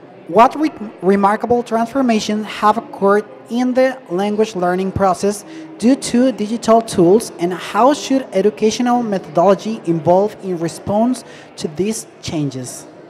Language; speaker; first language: English; non-native, fluent; Spanish